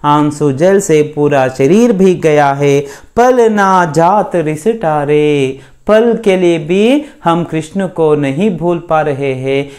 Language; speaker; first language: Hindi; non-native, local second language; Kannada